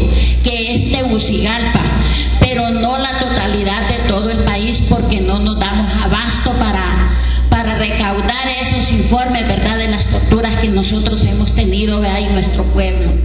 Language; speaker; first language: Spanish; native; Spanish